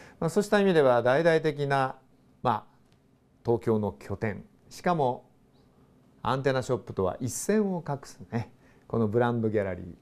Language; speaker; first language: Japanese; native; Japanese